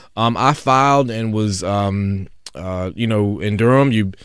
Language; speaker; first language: English; native; English